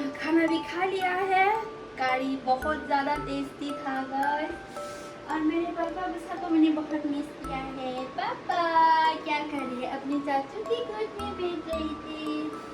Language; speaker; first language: Hindi; non-native, local second language; Kok Borok